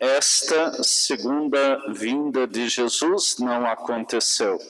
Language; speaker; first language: Portuguese; native; Portuguese